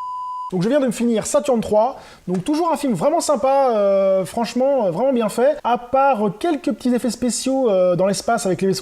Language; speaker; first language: French; native; French